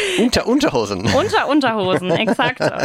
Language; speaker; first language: German; non-native, fluent; Spanish